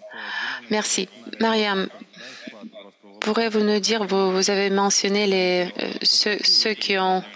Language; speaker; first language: French; non-native, fluent; Russian